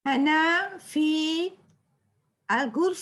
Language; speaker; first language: Arabic; non-native, learner; Malay